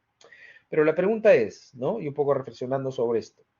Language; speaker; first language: Spanish; native; Spanish